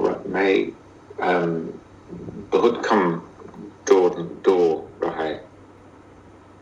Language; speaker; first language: Hindi; non-native, learner; English